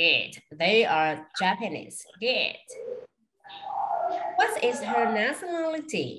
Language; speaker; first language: English; non-native, fluent; Vietnamese